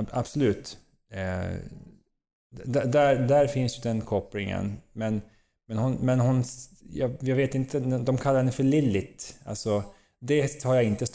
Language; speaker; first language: Swedish; native; Swedish